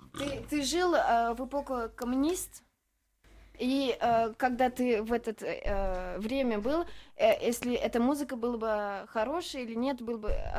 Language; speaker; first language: Russian; non-native, learner; French